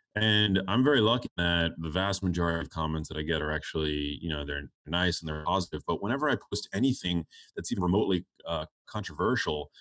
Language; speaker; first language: English; native; English